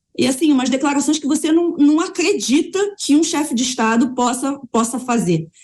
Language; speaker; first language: Portuguese; native; Portuguese